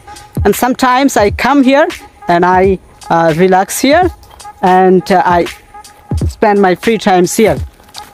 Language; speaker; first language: English; non-native, learner; Bangla